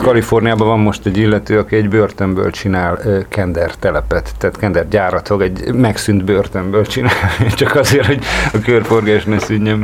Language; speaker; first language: Hungarian; native; Hungarian